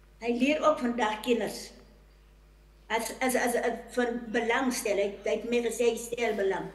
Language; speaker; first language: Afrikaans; non-native, local second language; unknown